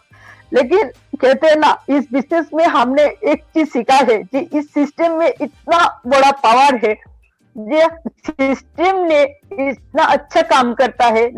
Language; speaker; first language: Hindi; non-native, local second language; Bangla